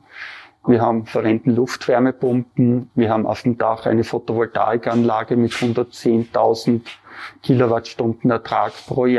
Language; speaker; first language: German; native; German